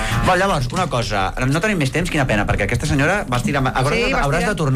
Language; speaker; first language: Catalan; native; Catalan